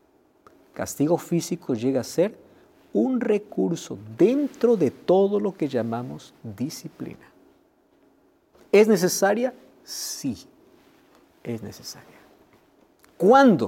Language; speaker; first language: Spanish; native; Spanish